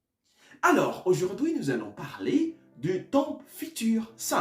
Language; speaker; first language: French; non-native, fluent; Portuguese